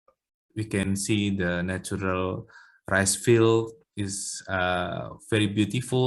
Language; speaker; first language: English; non-native, learner; Indonesian